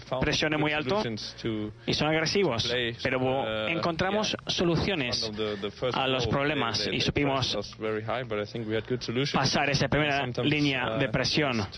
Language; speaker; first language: Spanish; non-native, fluent; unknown